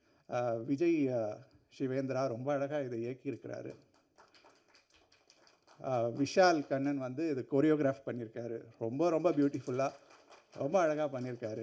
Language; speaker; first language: Tamil; native; Tamil